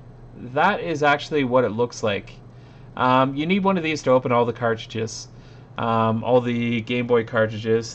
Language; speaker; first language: English; native; English